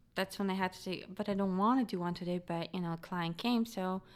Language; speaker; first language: English; non-native, fluent; Polish